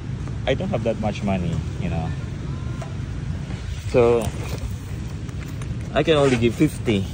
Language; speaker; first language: English; non-native, local second language; Filipino